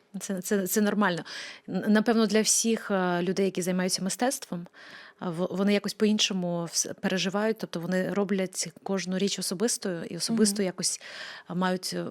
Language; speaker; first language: Ukrainian; native; Ukrainian